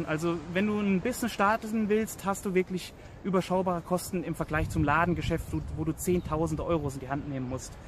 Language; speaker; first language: German; native; German